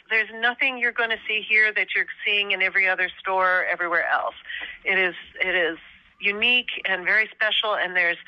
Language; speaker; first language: English; native; English